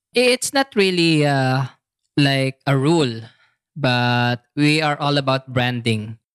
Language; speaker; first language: English; non-native, local second language; Filipino